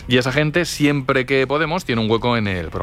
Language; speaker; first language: Spanish; native; Spanish